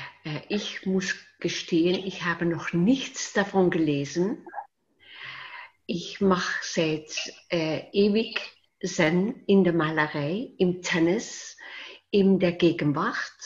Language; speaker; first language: German; non-native, fluent; Dutch